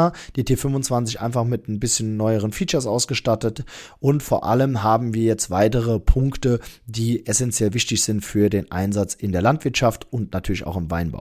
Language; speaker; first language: German; native; German